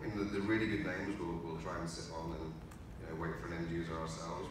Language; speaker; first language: English; native; English